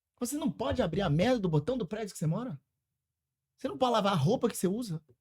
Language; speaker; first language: Portuguese; native; Portuguese